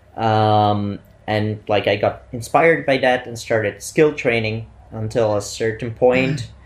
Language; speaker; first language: English; non-native, fluent; Italian